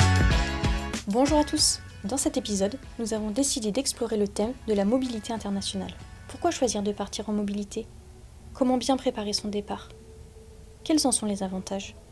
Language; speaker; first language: French; native; French